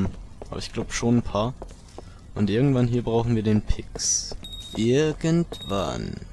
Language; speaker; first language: German; native; German